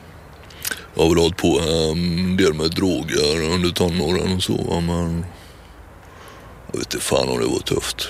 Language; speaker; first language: Swedish; native; Swedish